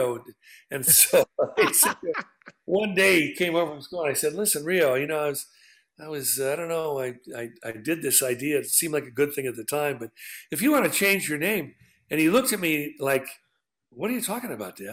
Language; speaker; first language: English; native; English